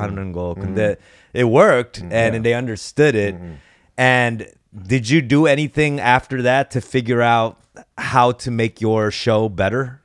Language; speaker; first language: English; early bilingual, other home language; Korean